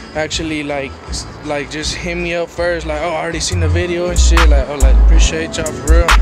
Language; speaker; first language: English; early bilingual, other home language; Spanish